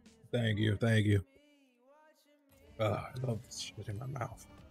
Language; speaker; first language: English; early bilingual, other home language; Spanish